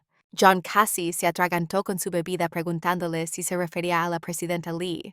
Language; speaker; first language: Spanish; native; Spanish